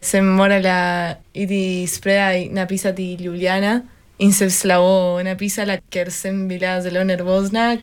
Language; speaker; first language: Slovenian; early bilingual, heritage; Spanish